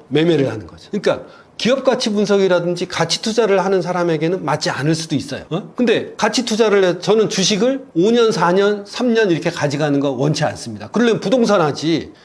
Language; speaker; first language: Korean; native; Korean